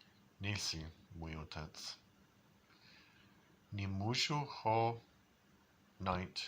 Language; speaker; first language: Czech; non-native, learner; English